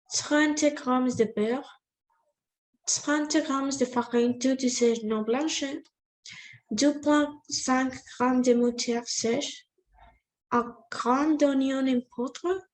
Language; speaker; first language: French; non-native, learner; Spanish